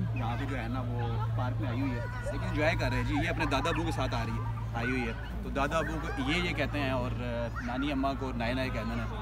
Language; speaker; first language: Urdu; non-native, local second language; Punjabi